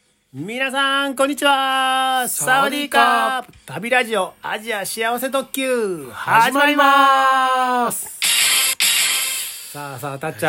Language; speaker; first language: Japanese; native; Japanese